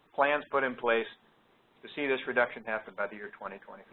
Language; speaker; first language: English; native; English